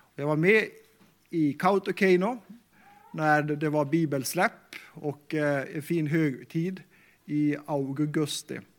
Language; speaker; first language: Swedish; non-native, local second language; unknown